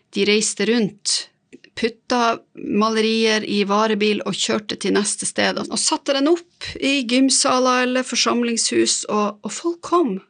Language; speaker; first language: Norwegian; native; Norwegian